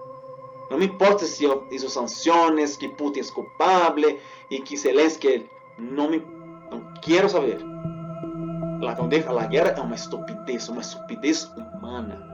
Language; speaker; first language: Portuguese; non-native, fluent; Spanish